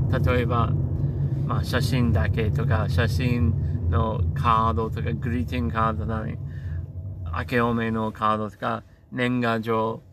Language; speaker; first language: Japanese; non-native, learner; English